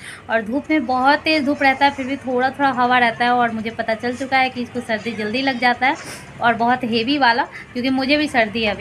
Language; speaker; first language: Hindi; native; Hindi